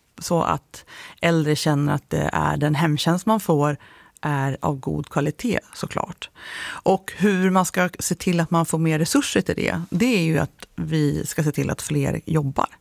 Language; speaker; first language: Swedish; native; Swedish